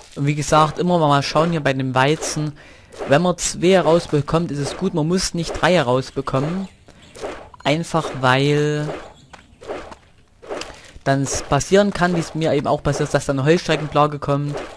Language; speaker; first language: German; native; German